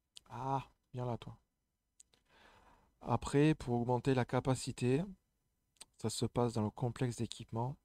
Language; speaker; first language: French; native; French